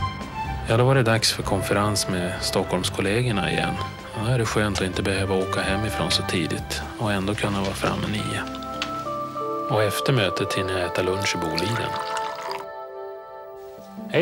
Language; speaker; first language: Swedish; native; Swedish